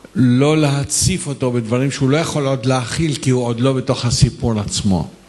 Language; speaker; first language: Hebrew; non-native, fluent; Arabic